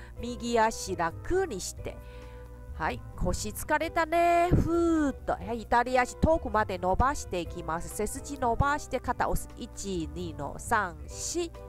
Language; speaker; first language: Japanese; non-native, fluent; Chinese